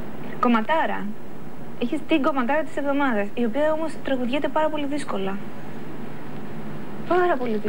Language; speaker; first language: Greek; native; Greek